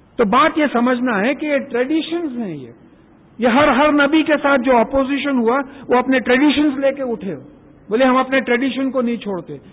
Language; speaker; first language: Urdu; native; Urdu